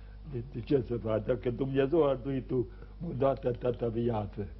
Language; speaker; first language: Romanian; non-native, local second language; Serbian